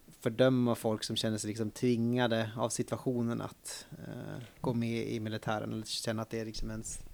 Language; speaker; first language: Swedish; native; Swedish